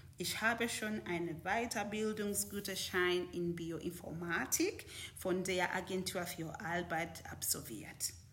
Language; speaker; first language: German; non-native, fluent; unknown